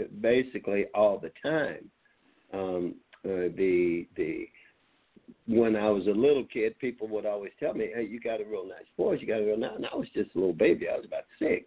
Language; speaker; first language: English; native; English